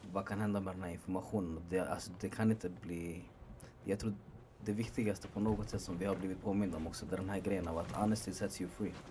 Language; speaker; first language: Swedish; early bilingual, other home language; Arabic